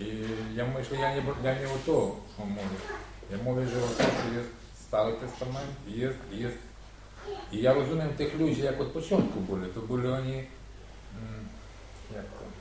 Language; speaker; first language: Polish; non-native, learner; Russian